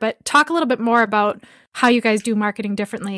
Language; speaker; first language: English; native; English